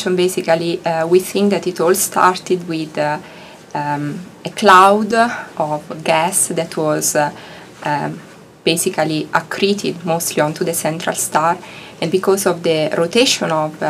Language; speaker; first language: English; non-native, fluent; Italian